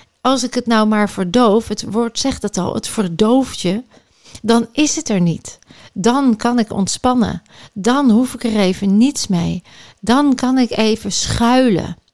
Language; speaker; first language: Dutch; native; Dutch